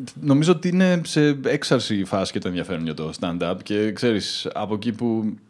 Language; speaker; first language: Greek; early bilingual, heritage; Greek